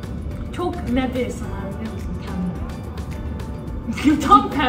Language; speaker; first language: Turkish; early bilingual, heritage; Turkish